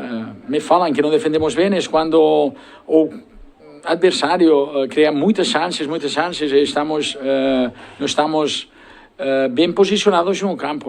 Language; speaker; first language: Portuguese; non-native, learner; Spanish